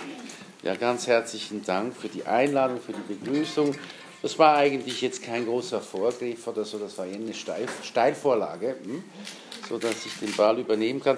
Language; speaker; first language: German; native; German